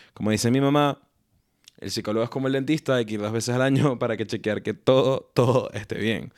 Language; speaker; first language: Spanish; native; Spanish